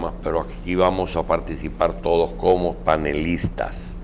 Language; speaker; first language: Spanish; native; Spanish